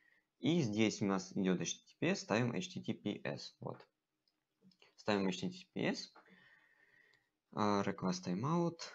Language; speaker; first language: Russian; native; Russian